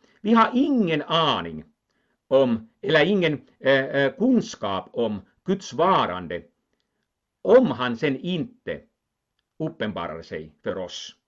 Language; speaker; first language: Swedish; non-native, local second language; Finnish